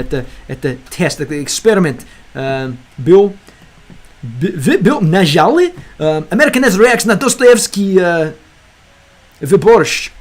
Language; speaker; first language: Russian; non-native, learner; English